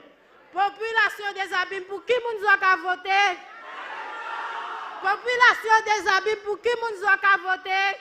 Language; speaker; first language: French; native; French